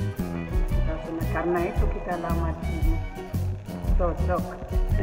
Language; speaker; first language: Indonesian; non-native, learner; Amharic